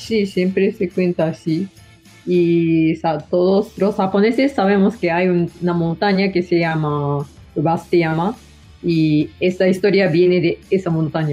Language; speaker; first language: Spanish; non-native, fluent; Japanese